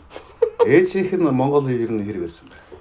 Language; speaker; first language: Mongolian; native; Mongolian